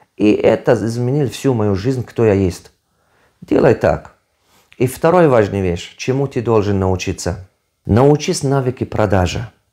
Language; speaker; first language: Russian; non-native, local second language; Tajik